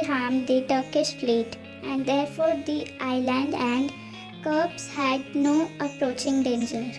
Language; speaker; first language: English; non-native, local second language; Hindi